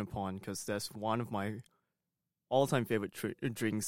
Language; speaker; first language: English; non-native, local second language; Cantonese